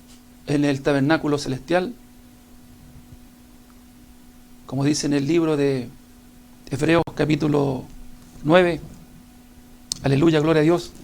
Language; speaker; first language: Spanish; native; Spanish